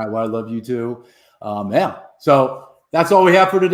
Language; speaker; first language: English; native; English